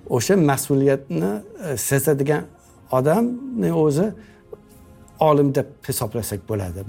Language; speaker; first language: Uzbek; non-native, fluent; English